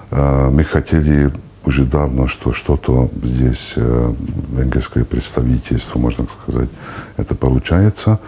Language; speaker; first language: Russian; non-native, fluent; Hungarian